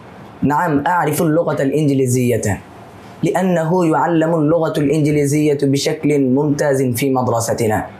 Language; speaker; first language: Arabic; non-native, learner; Bangla